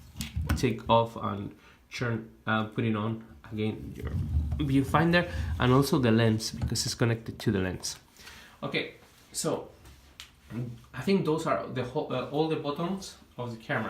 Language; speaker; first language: English; non-native, fluent; Spanish